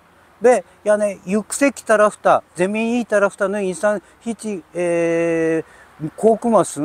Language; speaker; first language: Turkish; non-native, learner; Japanese